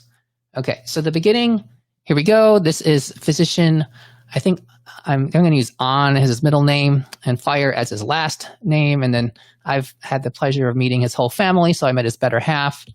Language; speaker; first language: English; native; English